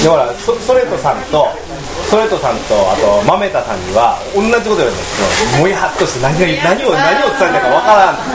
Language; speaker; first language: Japanese; native; Japanese